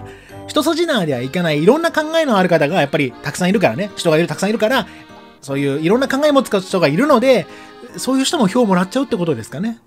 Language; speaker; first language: Japanese; native; Japanese